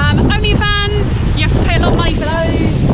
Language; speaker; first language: English; native; English